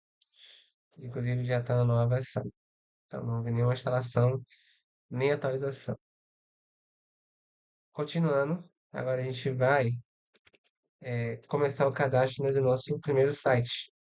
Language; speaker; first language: Portuguese; native; Portuguese